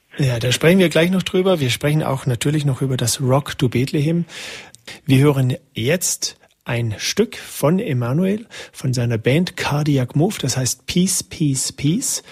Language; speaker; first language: German; native; German